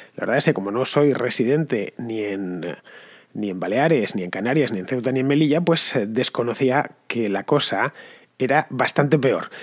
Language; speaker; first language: Spanish; native; Spanish